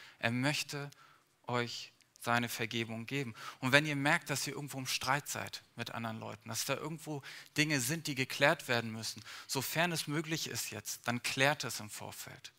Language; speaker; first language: German; early bilingual, other home language; English